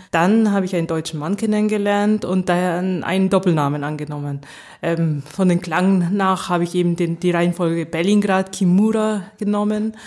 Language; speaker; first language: German; early bilingual, heritage; German